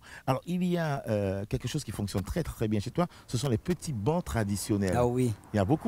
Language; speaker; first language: French; native; French